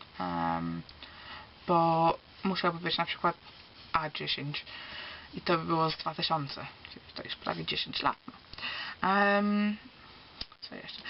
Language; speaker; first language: Polish; early bilingual, heritage; Polish